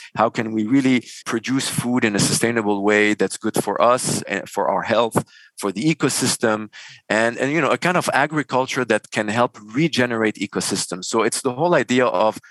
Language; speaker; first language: English; non-native, fluent; Arabic